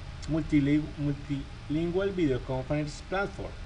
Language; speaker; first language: English; non-native, learner; Spanish